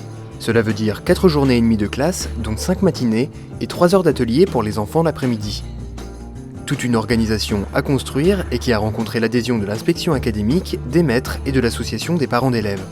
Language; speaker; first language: French; native; French